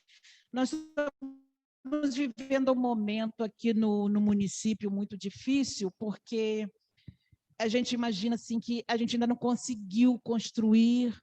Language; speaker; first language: Portuguese; native; Portuguese